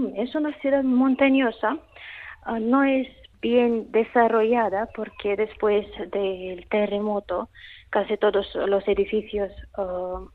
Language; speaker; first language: Spanish; non-native, fluent; Russian